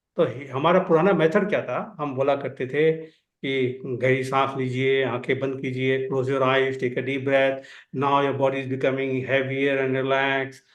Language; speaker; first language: Hindi; native; Hindi